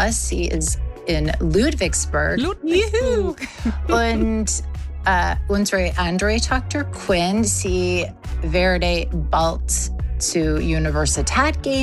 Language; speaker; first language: German; non-native, learner; English